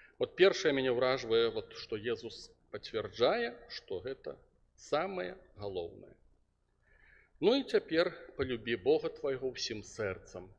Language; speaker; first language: Belarusian; non-native, local second language; Russian